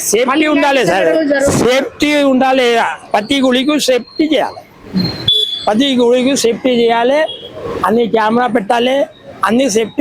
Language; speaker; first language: Telugu; non-native, local second language; Urdu